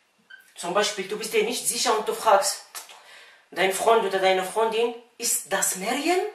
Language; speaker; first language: German; non-native, fluent; Arabic